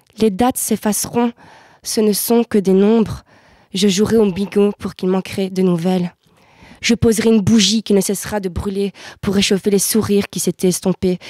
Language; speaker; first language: French; native; French